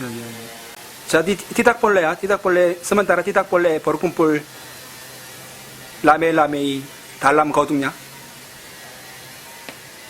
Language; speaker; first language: Indonesian; non-native, learner; Korean